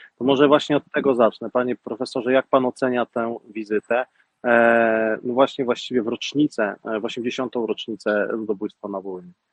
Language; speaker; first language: Polish; native; Polish